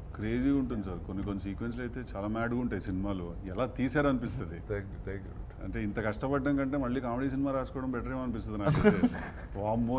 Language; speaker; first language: Telugu; native; Telugu